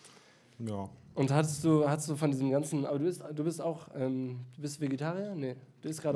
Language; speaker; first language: German; native; German